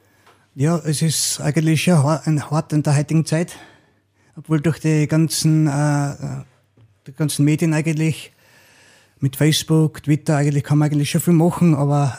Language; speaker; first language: German; native; German